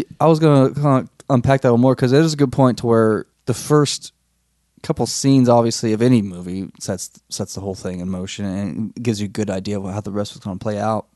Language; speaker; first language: English; native; English